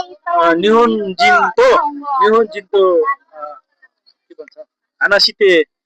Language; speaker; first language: Japanese; non-native, learner; Nepali